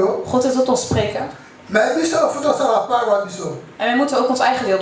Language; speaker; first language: Dutch; non-native, fluent; Lingala